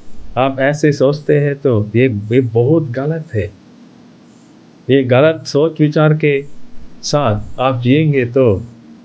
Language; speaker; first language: Hindi; non-native, fluent; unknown